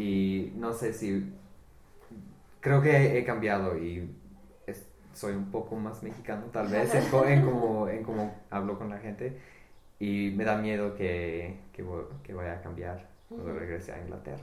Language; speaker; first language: Spanish; non-native, fluent; English